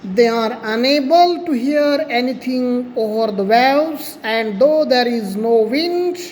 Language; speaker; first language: English; non-native, local second language; Marathi